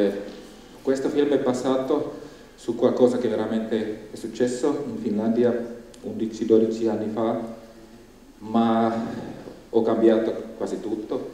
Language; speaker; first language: Italian; non-native, fluent; Finnish